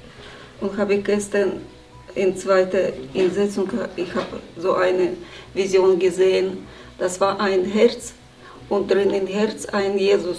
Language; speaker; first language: German; non-native, learner; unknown